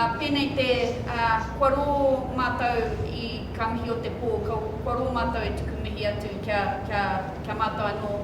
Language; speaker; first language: Māori; non-native, local second language; English